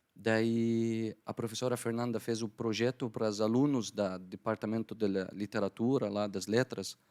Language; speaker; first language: Portuguese; non-native, fluent; Arabic